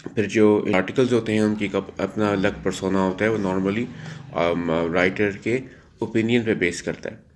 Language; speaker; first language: Urdu; native; Urdu